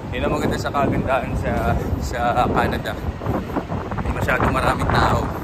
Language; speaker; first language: Filipino; native; Filipino